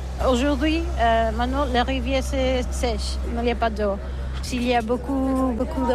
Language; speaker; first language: French; non-native, learner; Catalan